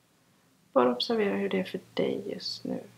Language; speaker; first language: Swedish; native; Swedish